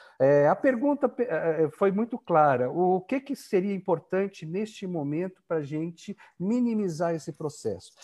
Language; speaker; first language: Portuguese; native; Portuguese